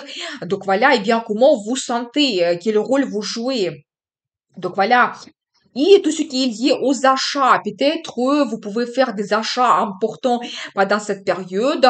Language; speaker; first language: French; non-native, fluent; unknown